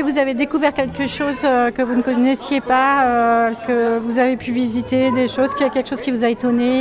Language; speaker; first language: French; native; French